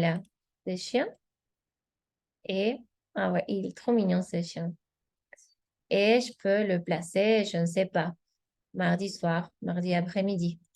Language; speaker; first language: French; non-native, fluent; Spanish